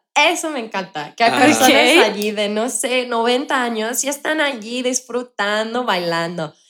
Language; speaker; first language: Spanish; non-native, fluent; English